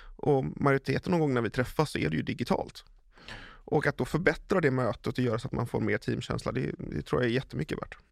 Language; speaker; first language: Swedish; native; Swedish